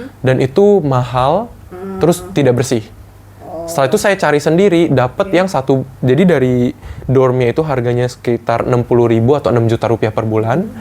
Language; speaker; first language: Indonesian; native; Indonesian